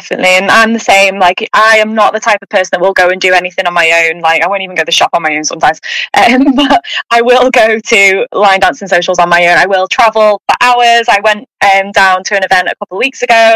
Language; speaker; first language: English; native; English